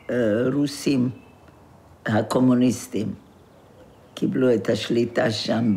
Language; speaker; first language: Hebrew; non-native, fluent; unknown